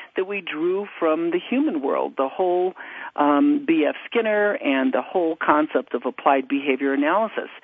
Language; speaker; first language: English; native; English